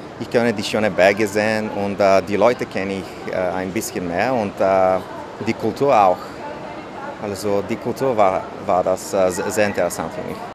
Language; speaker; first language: German; non-native, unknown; Bulgarian